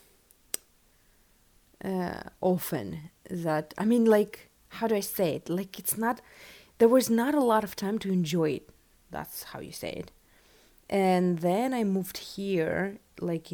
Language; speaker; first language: English; non-native, fluent; Russian